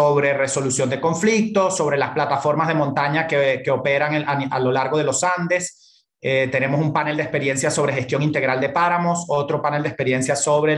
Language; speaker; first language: Spanish; native; Spanish